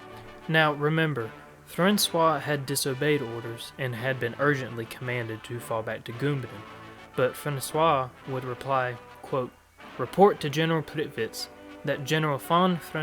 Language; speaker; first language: English; native; English